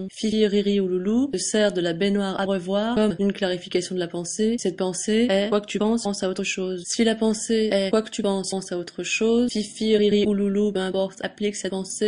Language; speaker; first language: French; native; French